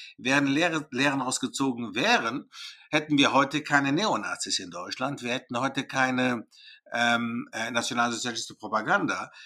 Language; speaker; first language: German; early bilingual, other home language; Greek